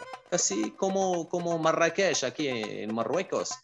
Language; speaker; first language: Spanish; non-native, fluent; Arabic